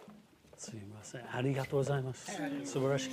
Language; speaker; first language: Japanese; non-native, learner; English